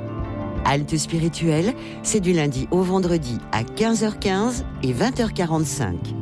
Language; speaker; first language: French; native; French